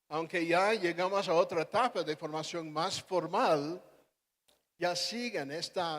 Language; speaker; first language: Spanish; non-native, fluent; English